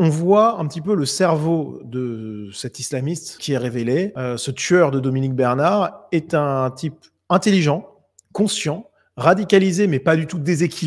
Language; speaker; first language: French; native; French